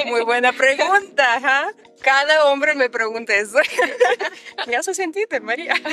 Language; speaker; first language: Spanish; non-native, fluent; Russian